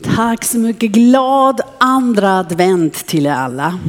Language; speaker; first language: Swedish; non-native, fluent; German